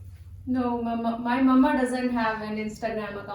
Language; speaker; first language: English; non-native, learner; Hindi